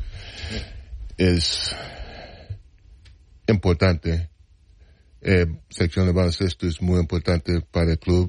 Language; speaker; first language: Spanish; non-native, fluent; English